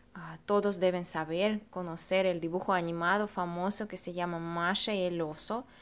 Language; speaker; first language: Spanish; non-native, fluent; Russian